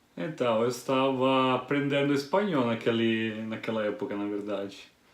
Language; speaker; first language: Portuguese; non-native, fluent; Italian